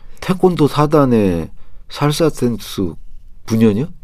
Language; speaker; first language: Korean; native; Korean